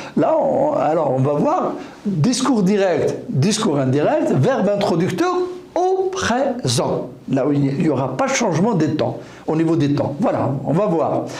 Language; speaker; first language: French; non-native, local second language; Arabic